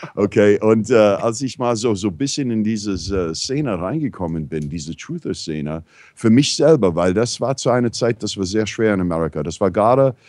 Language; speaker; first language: German; non-native, fluent; English